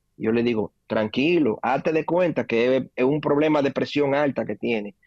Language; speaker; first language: Spanish; native; Spanish